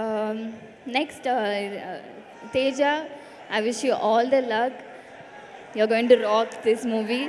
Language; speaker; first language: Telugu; non-native, local second language; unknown